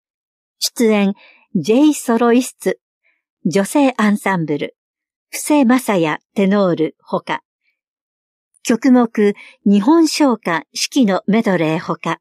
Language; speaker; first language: Japanese; native; Japanese